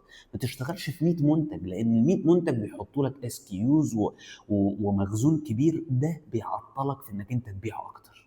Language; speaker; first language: Arabic; native; Arabic